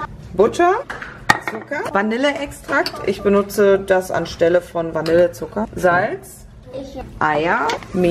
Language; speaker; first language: German; native; German